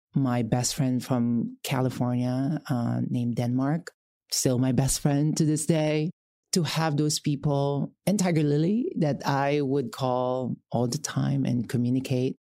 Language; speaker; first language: English; non-native, local second language; Filipino